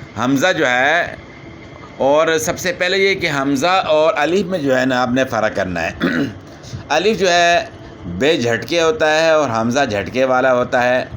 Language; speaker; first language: Urdu; native; Urdu